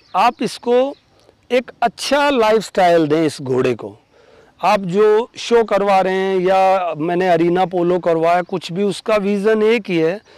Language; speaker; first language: Hindi; native; Hindi